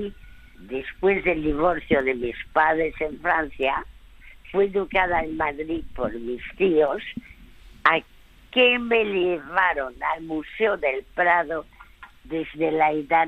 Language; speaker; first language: Spanish; early bilingual, other home language; French